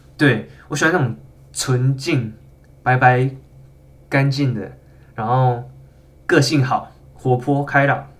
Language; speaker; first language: Chinese; native; Chinese